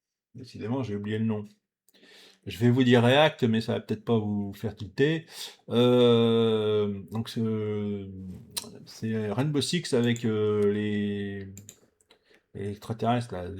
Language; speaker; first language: French; native; French